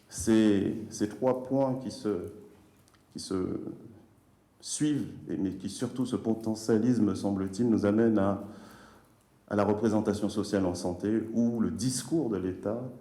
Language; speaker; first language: French; native; French